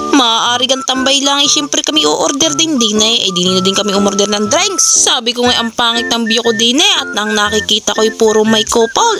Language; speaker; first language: Filipino; native; Filipino